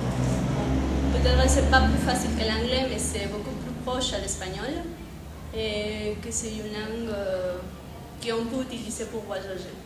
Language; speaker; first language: French; non-native, fluent; Spanish